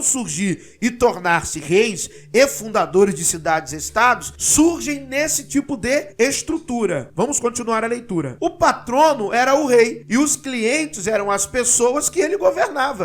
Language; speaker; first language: Portuguese; native; Portuguese